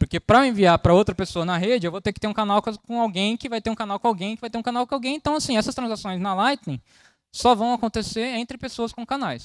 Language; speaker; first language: Portuguese; native; Portuguese